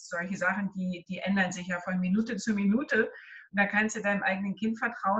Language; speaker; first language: German; native; German